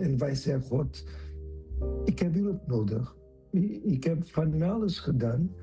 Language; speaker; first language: Dutch; non-native, learner; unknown